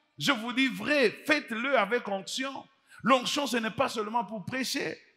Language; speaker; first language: French; native; French